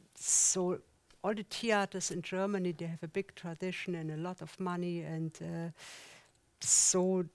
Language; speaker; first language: English; non-native, learner; German